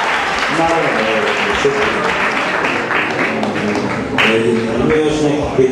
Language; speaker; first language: Serbian; native; Serbian